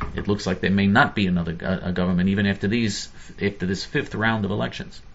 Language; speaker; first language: English; native; English